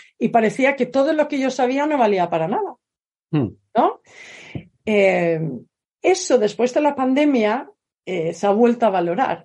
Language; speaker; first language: Spanish; non-native, fluent; Swedish